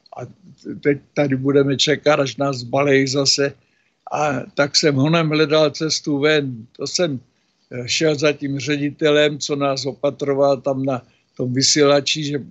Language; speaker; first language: Czech; native; Czech